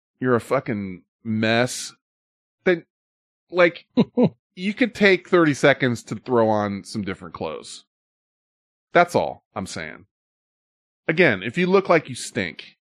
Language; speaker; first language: English; native; English